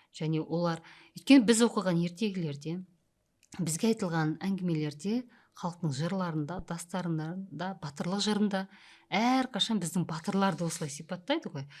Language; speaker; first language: Kazakh; native; Kazakh